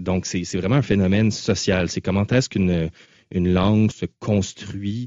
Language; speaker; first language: French; native; French